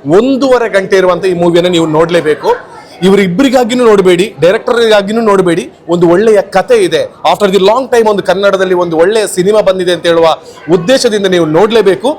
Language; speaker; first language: Kannada; non-native, local second language; Tulu